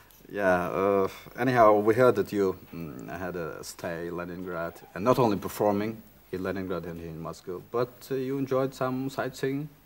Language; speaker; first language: English; non-native, fluent; Russian